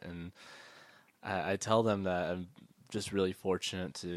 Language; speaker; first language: English; native; English